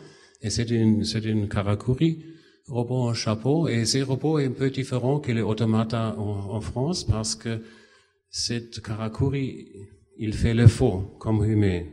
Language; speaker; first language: French; non-native, fluent; German